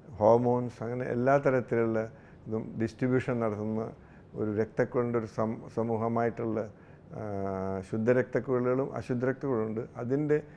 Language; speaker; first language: Malayalam; native; Malayalam